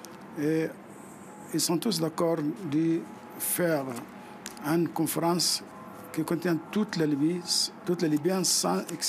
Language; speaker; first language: French; non-native, fluent; Arabic